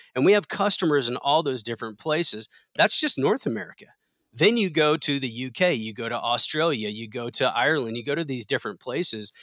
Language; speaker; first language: English; native; English